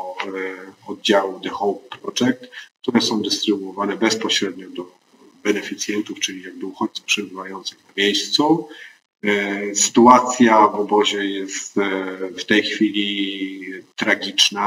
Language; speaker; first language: Polish; native; Polish